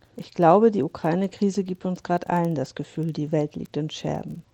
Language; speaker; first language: German; native; German